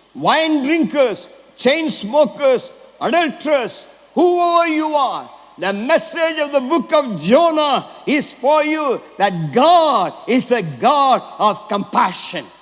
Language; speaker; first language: English; non-native, local second language; Tamil